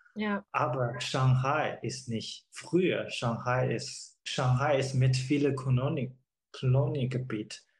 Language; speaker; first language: German; non-native, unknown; Chinese